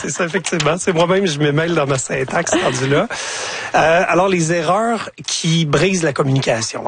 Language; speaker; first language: French; native; French